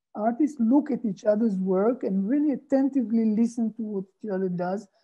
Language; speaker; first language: English; non-native, fluent; Hebrew